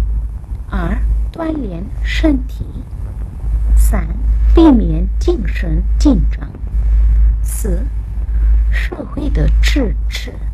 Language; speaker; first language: Chinese; non-native, fluent; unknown